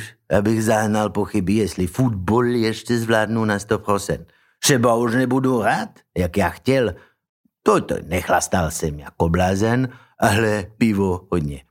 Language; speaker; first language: Czech; non-native, learner; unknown